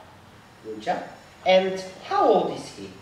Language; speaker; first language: English; non-native, fluent; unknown